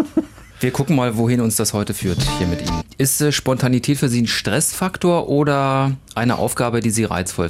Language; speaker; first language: German; native; German